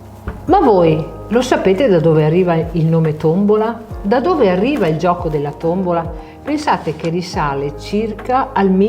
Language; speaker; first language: Italian; native; Italian